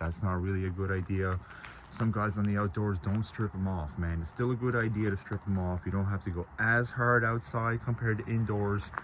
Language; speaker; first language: English; native; English